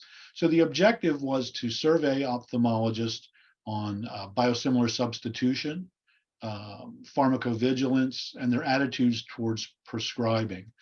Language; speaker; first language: English; native; English